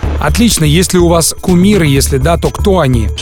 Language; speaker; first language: Russian; native; Russian